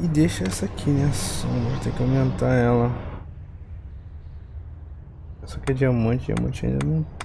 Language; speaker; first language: Portuguese; native; Portuguese